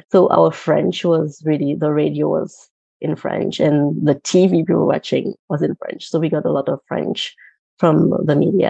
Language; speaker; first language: English; non-native, fluent; Morisyen